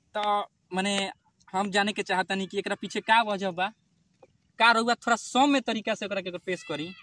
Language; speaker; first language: Bhojpuri; native; Bhojpuri